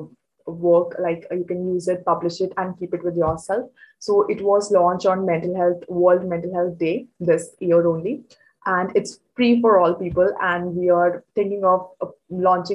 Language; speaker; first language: English; non-native, local second language; Hindi